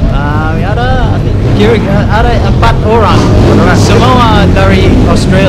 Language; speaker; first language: Indonesian; non-native, learner; English